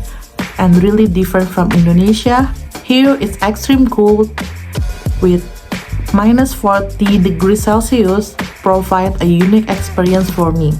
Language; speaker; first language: English; non-native, learner; Indonesian